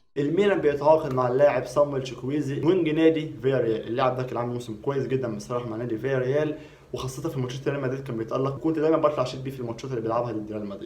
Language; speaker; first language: Arabic; native; Arabic